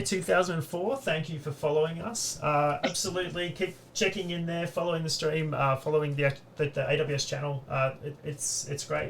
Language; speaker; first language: English; native; English